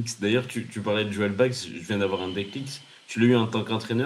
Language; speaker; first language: French; native; French